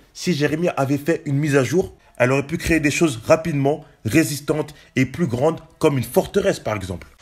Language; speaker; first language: French; native; French